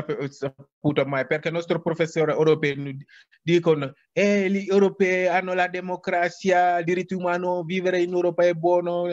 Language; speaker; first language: Italian; non-native, learner; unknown